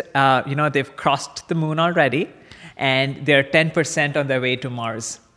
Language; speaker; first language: English; non-native, local second language; Bangla